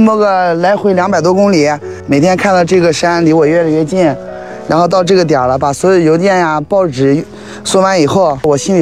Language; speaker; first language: Chinese; native; Chinese